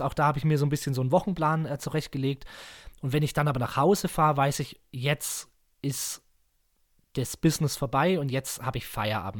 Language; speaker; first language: German; native; German